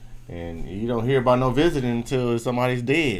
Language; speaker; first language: English; native; English